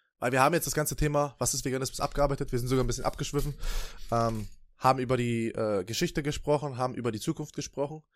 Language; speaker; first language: German; native; German